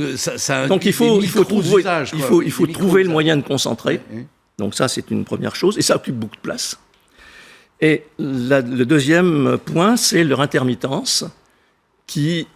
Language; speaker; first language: French; native; French